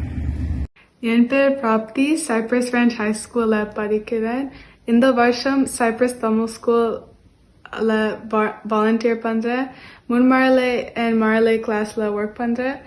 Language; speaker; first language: Tamil; early bilingual, heritage; Tamil